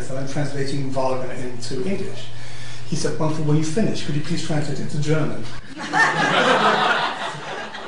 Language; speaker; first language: English; native; English